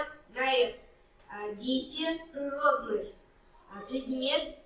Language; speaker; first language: Russian; non-native, local second language; Kazakh